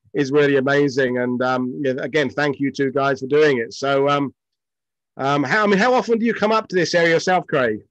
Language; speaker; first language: English; native; English